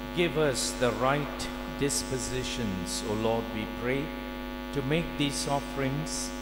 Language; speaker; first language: English; non-native, local second language; Tamil